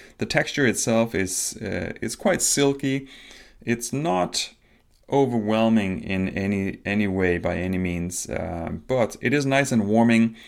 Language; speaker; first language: English; non-native, fluent; Danish